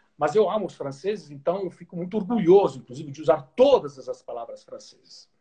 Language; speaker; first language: Portuguese; non-native, fluent; Italian